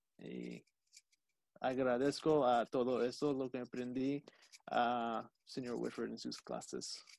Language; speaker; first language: Spanish; early bilingual, heritage; English